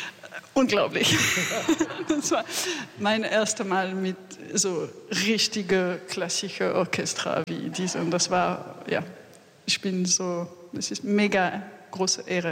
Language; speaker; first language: German; non-native, learner; French